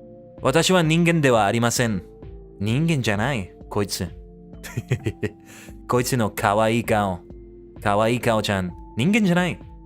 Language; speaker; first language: Japanese; non-native, learner; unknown